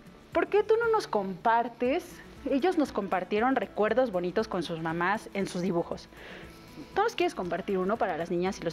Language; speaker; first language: Spanish; native; Spanish